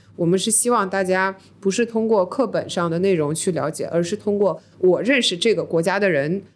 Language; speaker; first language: Chinese; early bilingual, heritage; Chinese